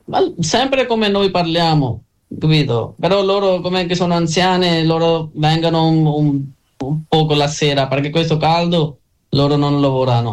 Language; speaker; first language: Italian; non-native, learner; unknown